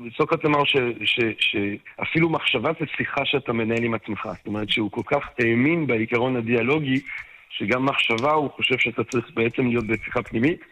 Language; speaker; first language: Hebrew; non-native, fluent; French